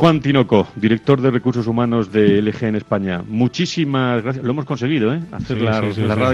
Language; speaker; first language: Spanish; native; Spanish